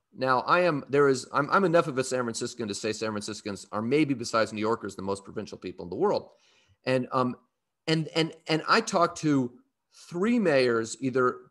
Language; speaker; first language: English; native; English